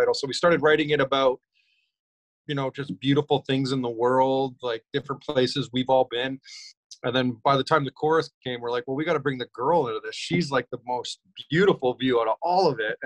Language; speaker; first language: English; native; English